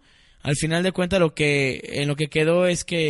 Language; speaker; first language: Spanish; native; Spanish